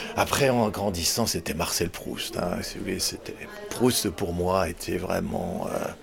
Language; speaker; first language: French; native; French